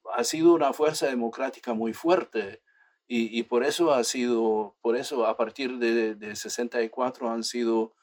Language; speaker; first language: Spanish; non-native, fluent; German